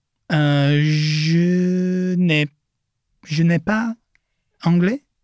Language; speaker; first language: French; non-native, learner; English